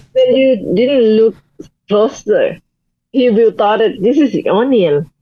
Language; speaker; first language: English; non-native, learner; Thai